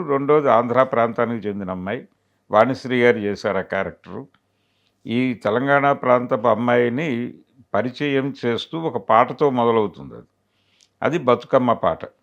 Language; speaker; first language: Telugu; native; Telugu